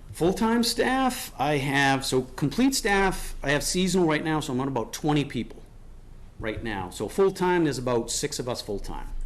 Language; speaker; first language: English; native; English